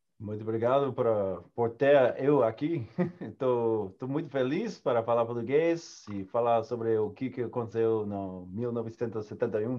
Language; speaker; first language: Portuguese; non-native, learner; English